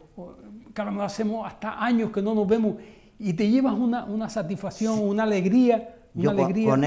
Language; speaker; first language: Spanish; native; Spanish